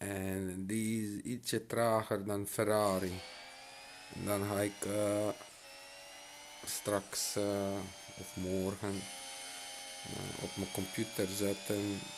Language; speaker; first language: Dutch; non-native, local second language; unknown